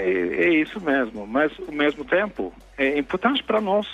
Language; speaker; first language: Portuguese; non-native, fluent; Norwegian